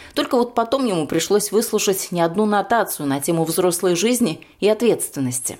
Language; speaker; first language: Russian; native; Russian